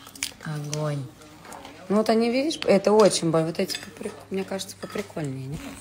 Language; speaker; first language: Russian; native; Russian